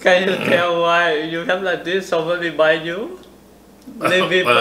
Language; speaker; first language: English; non-native, learner; Vietnamese